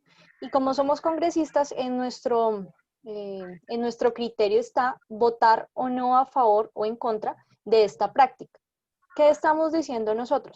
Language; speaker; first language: Spanish; native; Spanish